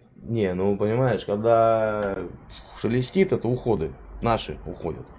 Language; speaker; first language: Russian; native; Russian